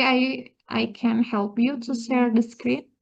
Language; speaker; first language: English; non-native, learner; Indonesian